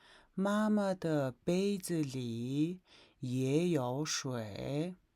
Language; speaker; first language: Chinese; non-native, fluent; Mongolian